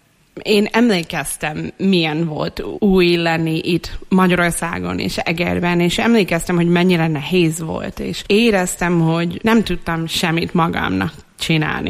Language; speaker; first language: Hungarian; non-native, fluent; English